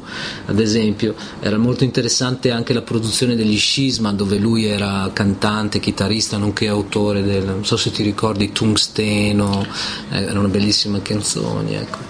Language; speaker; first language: Italian; native; Italian